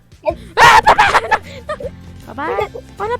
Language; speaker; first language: Spanish; native; Spanish